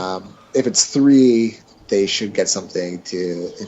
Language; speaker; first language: English; native; English